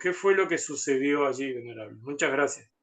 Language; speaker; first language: Spanish; native; Spanish